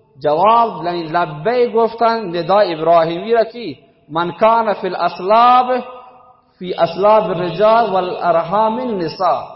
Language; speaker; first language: Persian; non-native, local second language; Baluchi